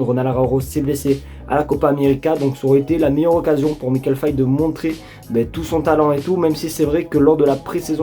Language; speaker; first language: French; native; French